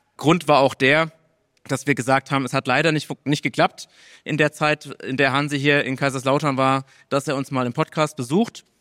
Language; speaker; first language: German; native; German